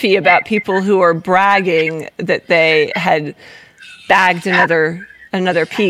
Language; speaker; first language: English; native; English